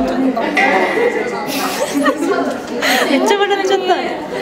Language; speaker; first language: Japanese; native; Japanese